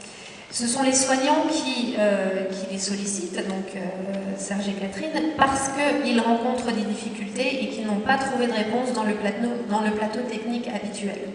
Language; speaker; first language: French; native; French